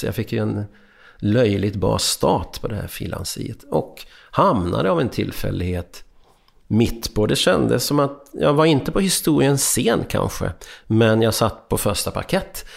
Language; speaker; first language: Swedish; early bilingual, other home language; Hungarian